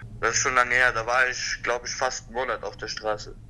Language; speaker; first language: German; early bilingual, other home language; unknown